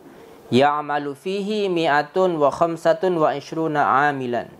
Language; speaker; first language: Arabic; non-native, fluent; Indonesian